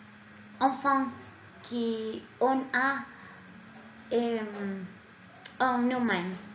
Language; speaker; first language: French; non-native, learner; Spanish